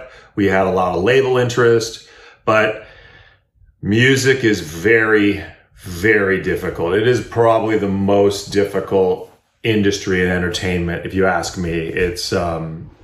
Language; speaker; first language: English; native; English